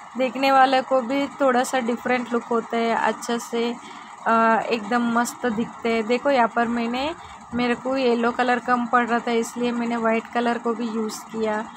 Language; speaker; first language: Hindi; non-native, local second language; Telugu